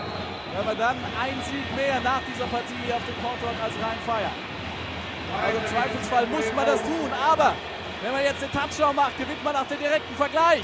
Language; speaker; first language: German; native; German